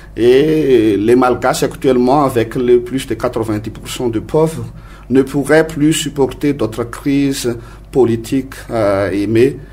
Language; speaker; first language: French; non-native, local second language; Malagasy